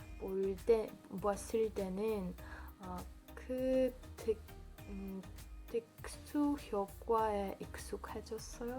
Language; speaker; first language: Korean; non-native, learner; Polish